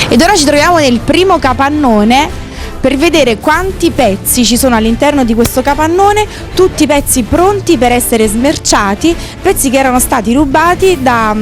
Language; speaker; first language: Italian; native; Italian